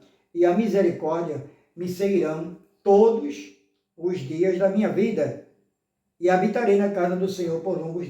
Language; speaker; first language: Portuguese; native; Portuguese